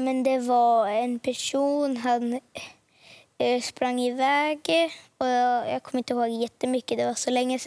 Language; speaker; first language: Swedish; early bilingual, other home language; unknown